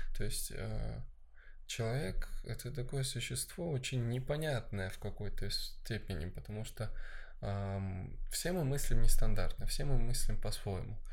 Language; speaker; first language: Russian; early bilingual, other home language; Armenian